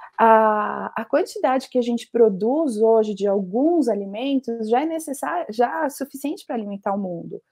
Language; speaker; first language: Portuguese; native; Portuguese